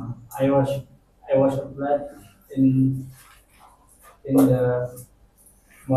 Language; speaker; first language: English; non-native, learner; Indonesian